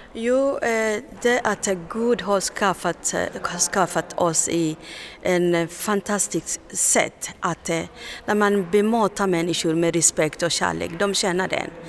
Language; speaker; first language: Swedish; non-native, learner; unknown